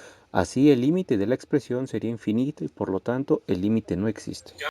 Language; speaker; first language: Spanish; native; Spanish